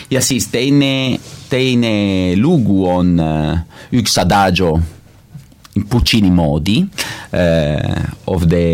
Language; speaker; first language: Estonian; non-native, learner; Italian